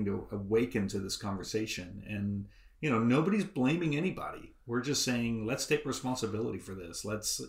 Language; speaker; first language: English; native; English